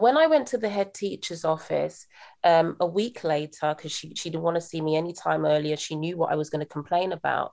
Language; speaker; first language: English; native; English